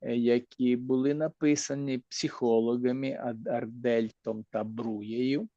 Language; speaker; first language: Ukrainian; native; Ukrainian